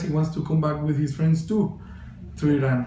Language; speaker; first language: English; non-native, fluent; Spanish